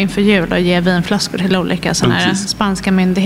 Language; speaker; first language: Swedish; native; Swedish